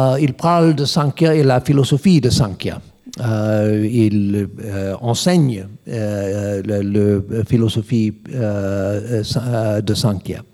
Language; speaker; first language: French; non-native, learner; English